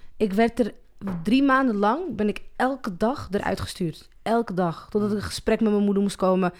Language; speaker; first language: Dutch; early bilingual, other home language; Arabic